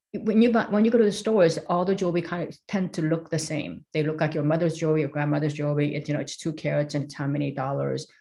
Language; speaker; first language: English; early bilingual, other home language; Korean